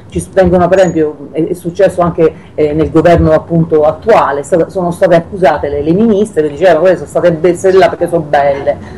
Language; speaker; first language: Italian; native; Italian